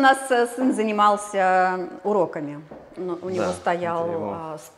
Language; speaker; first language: Russian; native; Russian